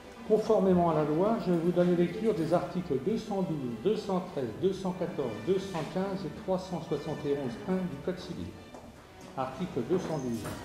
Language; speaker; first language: French; native; French